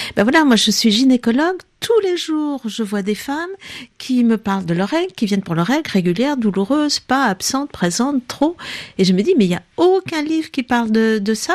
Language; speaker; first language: French; native; French